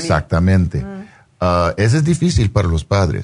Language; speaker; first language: Spanish; non-native, fluent; English